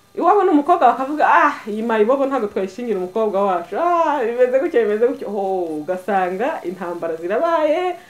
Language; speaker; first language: Kinyarwanda; early bilingual, heritage; Kinyarwanda